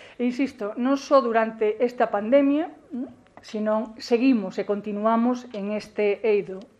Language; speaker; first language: Galician; native; Galician